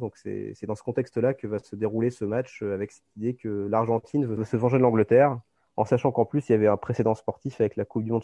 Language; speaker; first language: French; native; French